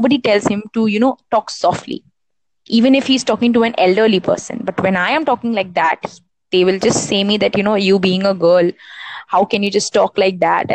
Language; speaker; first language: English; non-native, local second language; Hindi